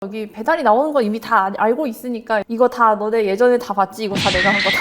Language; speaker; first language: Korean; native; Korean